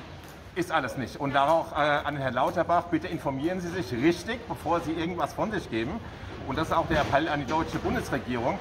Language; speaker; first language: German; native; German